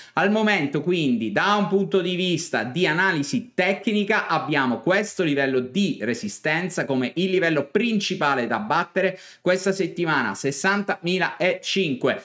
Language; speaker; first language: Italian; native; Italian